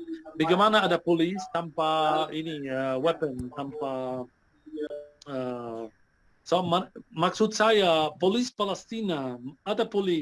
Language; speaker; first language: Indonesian; non-native, fluent; Arabic